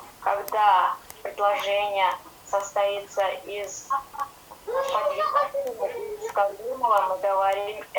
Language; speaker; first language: Russian; non-native, learner; Kyrgyz